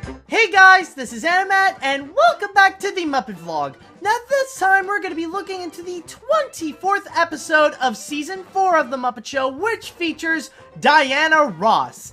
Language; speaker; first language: English; native; English